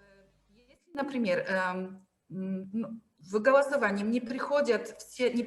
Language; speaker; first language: Russian; non-native, fluent; Polish